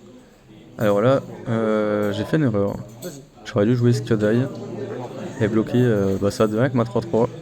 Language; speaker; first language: French; native; French